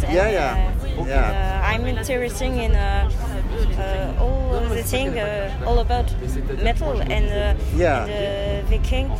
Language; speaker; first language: English; non-native, learner; French